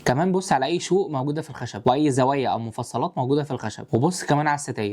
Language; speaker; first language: Arabic; native; Arabic